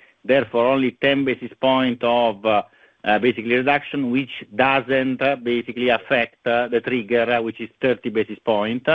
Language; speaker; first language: English; non-native, fluent; Italian